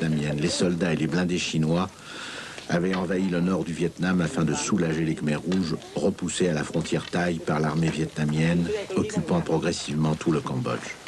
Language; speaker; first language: French; native; French